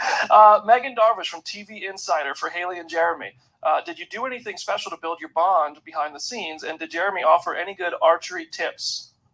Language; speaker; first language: English; native; English